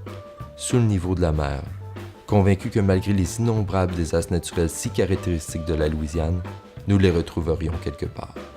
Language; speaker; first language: French; native; French